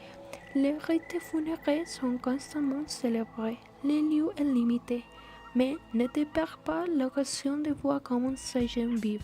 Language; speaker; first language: French; non-native, learner; Spanish